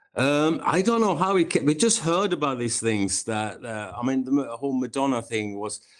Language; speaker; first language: English; non-native, fluent; Swedish